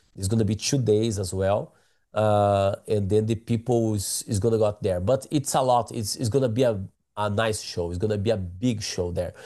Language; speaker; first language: English; non-native, learner; Portuguese